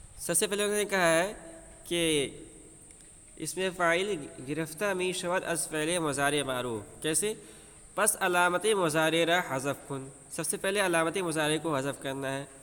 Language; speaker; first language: Urdu; native; Urdu